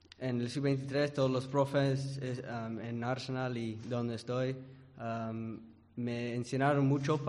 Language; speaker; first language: Spanish; early bilingual, heritage; English